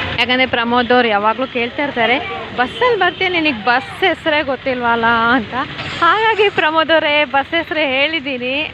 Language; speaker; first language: Kannada; non-native, local second language; Malayalam